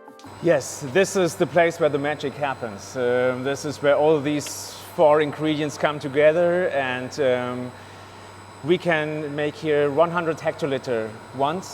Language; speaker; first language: English; non-native, learner; German